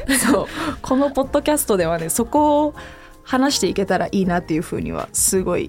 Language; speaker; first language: Japanese; native; Japanese